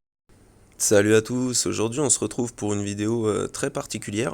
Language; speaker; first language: French; native; French